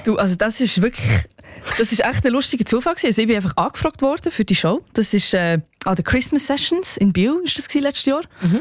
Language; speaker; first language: German; native; German